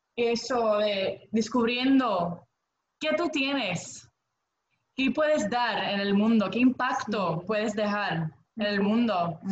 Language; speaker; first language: Spanish; non-native, fluent; Greek